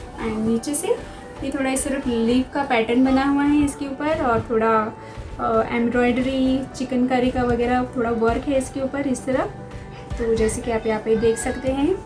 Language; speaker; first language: Hindi; non-native, local second language; Kannada